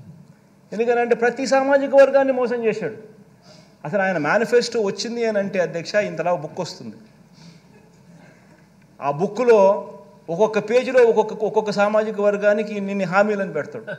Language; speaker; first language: Telugu; native; Telugu